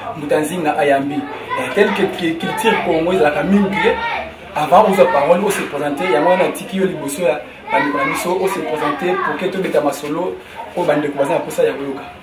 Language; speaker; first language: Lingala; non-native, local second language; Kongo